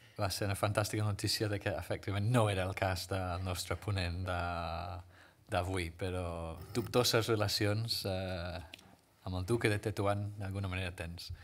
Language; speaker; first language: Catalan; native; Catalan